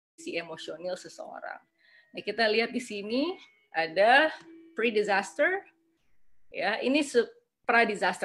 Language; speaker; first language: Indonesian; native; Indonesian